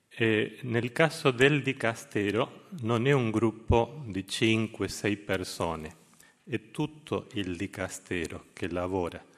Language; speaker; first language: Italian; non-native, fluent; Spanish